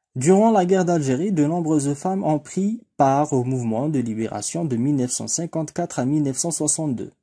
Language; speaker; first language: French; non-native, local second language; Arabic